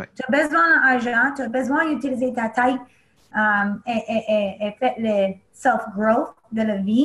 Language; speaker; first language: French; non-native, learner; English